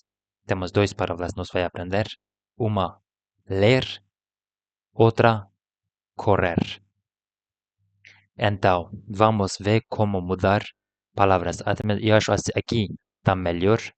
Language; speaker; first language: Portuguese; non-native, learner; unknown